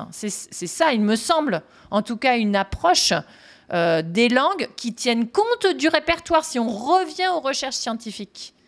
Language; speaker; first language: French; native; French